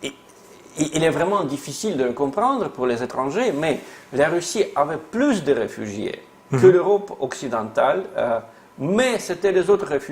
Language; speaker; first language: French; non-native, fluent; Russian